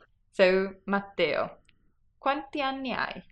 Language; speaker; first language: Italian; non-native, fluent; English